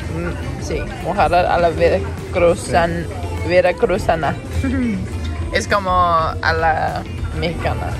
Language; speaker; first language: Spanish; non-native, learner; English